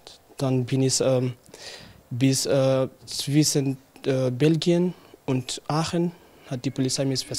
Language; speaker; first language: German; non-native, learner; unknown